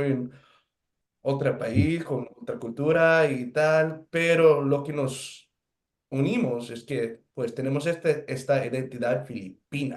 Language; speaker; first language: Spanish; non-native, fluent; English